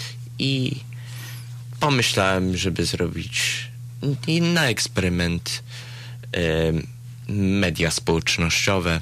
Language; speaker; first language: Polish; early bilingual, heritage; Polish